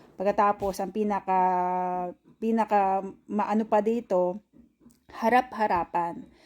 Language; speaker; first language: Filipino; native; Filipino